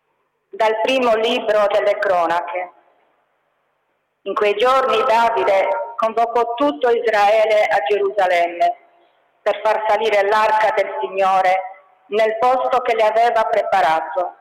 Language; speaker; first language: Italian; native; Italian